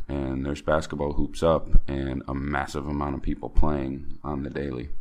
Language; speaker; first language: English; native; English